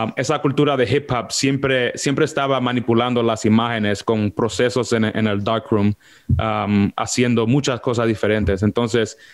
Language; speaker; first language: Spanish; early bilingual, heritage; Spanish